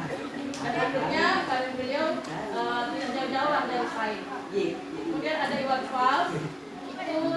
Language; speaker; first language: Indonesian; native; Indonesian